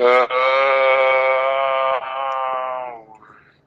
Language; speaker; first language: French; non-native, fluent; Dutch